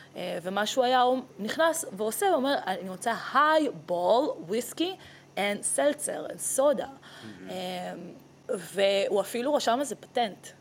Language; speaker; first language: Hebrew; early bilingual, other home language; Russian